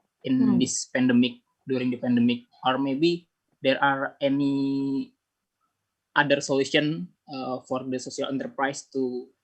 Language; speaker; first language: English; non-native, learner; Indonesian